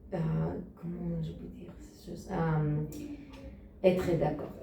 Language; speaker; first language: French; non-native, learner; Spanish